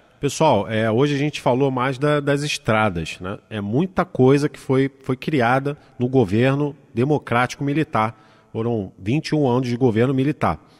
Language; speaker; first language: Portuguese; native; Portuguese